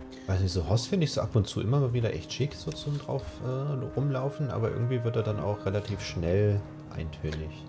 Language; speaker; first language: German; native; German